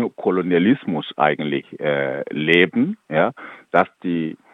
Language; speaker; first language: German; non-native, fluent; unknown